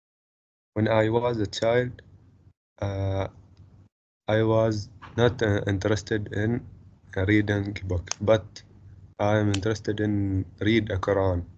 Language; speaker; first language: English; non-native, learner; Arabic